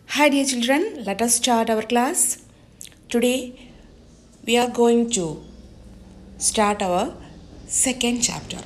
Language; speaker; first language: English; non-native, local second language; Malayalam